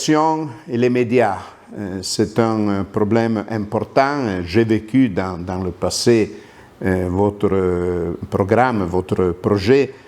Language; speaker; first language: French; non-native, local second language; Italian